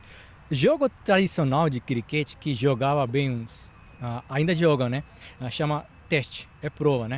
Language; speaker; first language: Portuguese; non-native, fluent; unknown